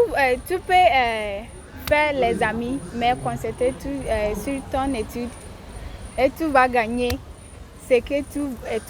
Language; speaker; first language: French; non-native, learner; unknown